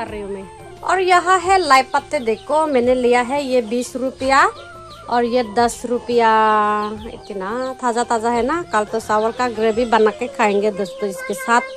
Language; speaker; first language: Hindi; non-native, local second language; Chakma